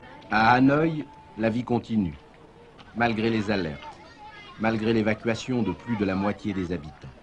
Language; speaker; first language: French; native; French